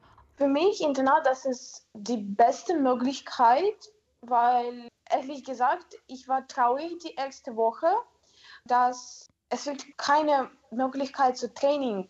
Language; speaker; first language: German; non-native, learner; Ukrainian